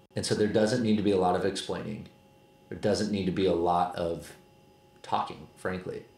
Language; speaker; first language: English; native; English